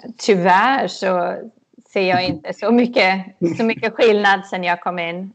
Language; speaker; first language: Swedish; native; Swedish